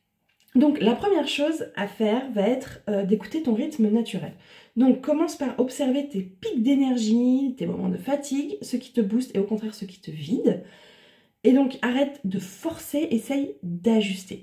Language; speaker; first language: French; native; French